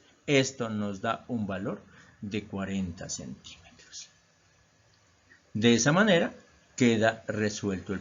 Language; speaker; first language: Spanish; native; Spanish